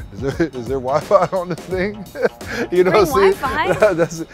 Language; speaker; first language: English; native; English